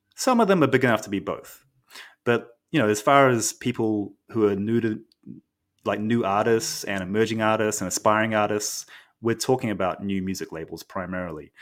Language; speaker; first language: English; native; English